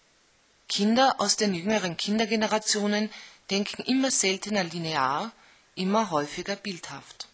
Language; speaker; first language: German; native; German